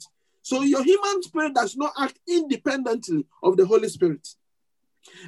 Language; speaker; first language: English; non-native, local second language; Akan